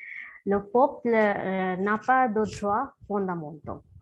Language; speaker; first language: French; non-native, fluent; Bangla